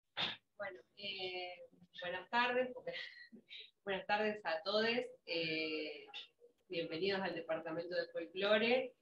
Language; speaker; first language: Spanish; native; Spanish